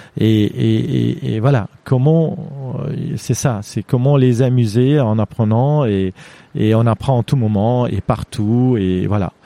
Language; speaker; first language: French; non-native, fluent; Armenian